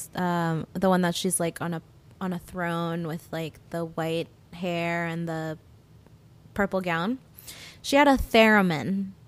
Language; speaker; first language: English; early bilingual, other home language; Spanish